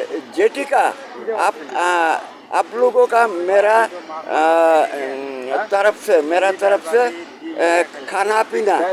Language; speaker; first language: Hindi; non-native, learner; Bangla